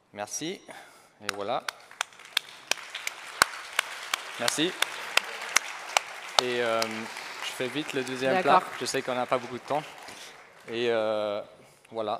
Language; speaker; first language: French; non-native, fluent; English